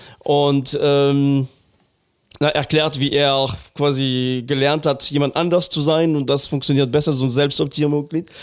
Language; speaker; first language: German; non-native, fluent; French